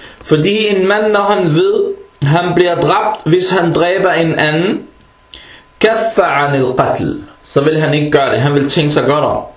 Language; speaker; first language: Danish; early bilingual, other home language; Arabic